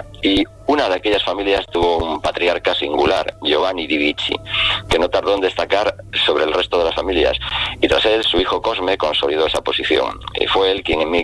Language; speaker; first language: Spanish; native; Spanish